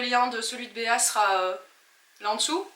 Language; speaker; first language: French; native; French